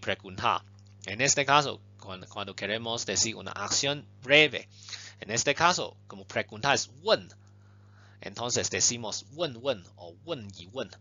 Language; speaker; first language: Spanish; non-native, fluent; Chinese